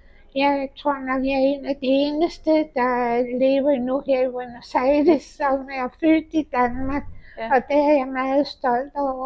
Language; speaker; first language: Danish; early bilingual, heritage; Danish